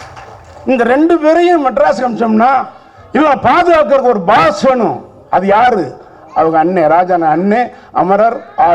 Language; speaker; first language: Tamil; native; Tamil